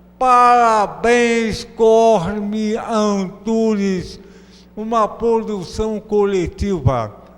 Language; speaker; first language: Portuguese; native; Portuguese